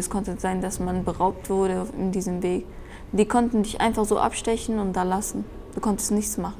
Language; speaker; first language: German; early bilingual, other home language; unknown